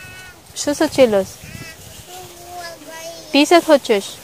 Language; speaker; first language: Russian; non-native, learner; Filipino